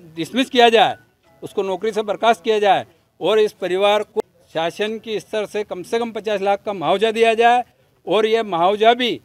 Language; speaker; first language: Hindi; native; Hindi